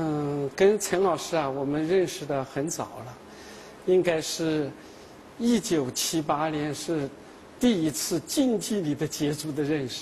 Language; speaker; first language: Chinese; native; Chinese